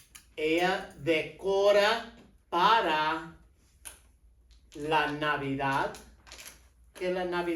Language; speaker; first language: Spanish; non-native, fluent; English